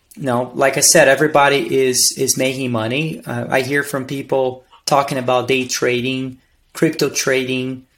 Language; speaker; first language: English; non-native, fluent; Portuguese